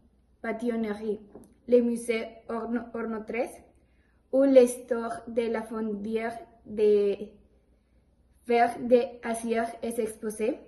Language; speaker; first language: French; non-native, learner; Spanish